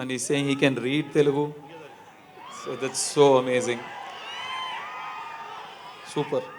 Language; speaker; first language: Telugu; non-native, learner; Tamil